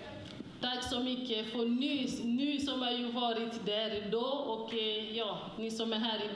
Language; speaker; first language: Swedish; non-native, fluent; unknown